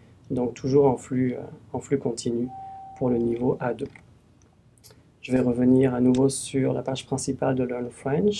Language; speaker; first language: French; native; French